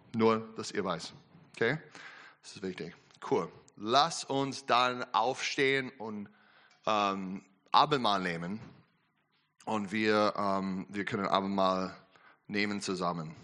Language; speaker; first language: German; non-native, learner; English